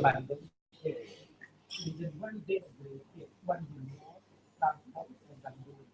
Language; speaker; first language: English; non-native, learner; Indonesian